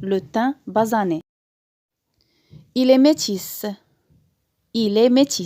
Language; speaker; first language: French; non-native, local second language; Arabic